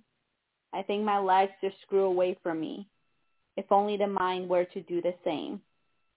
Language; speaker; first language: English; non-native, fluent; Spanish